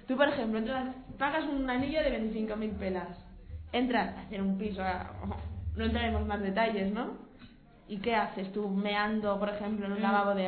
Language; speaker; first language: Spanish; native; Spanish